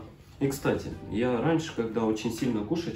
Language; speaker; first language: Russian; native; Russian